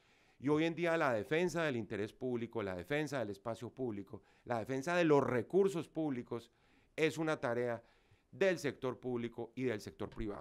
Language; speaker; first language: Spanish; native; Spanish